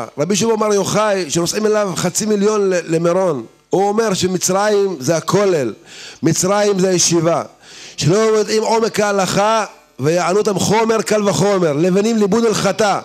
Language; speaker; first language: Hebrew; native; Hebrew